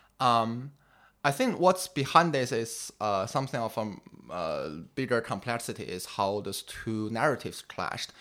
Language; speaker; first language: English; non-native, fluent; Chinese